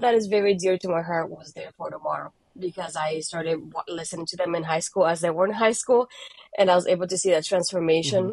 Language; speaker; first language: English; non-native, fluent; Spanish